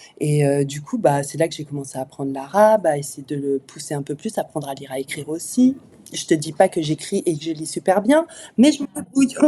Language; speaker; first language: French; early bilingual, other home language; Arabic